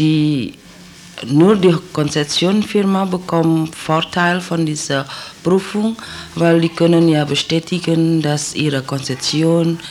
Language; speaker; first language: German; non-native, learner; Indonesian